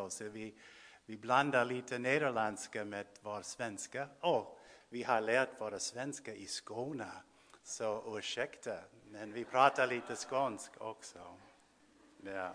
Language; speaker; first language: Swedish; non-native, fluent; English